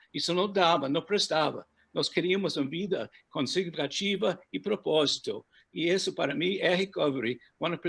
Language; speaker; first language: Portuguese; non-native, fluent; English